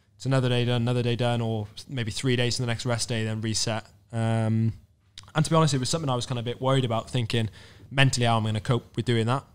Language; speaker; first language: English; native; English